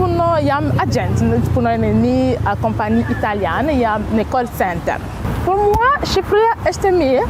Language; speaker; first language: Albanian; non-native, learner; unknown